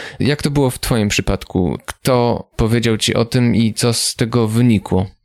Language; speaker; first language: Polish; native; Polish